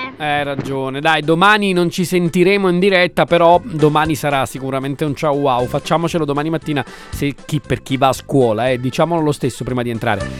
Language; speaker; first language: Italian; native; Italian